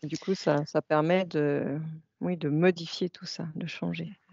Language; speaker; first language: French; native; French